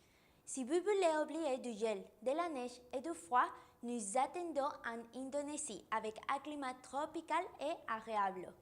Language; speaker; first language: French; non-native, learner; Spanish